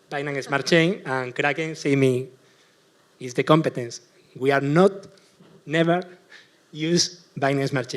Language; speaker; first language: English; non-native, learner; Spanish